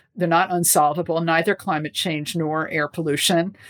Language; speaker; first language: English; native; English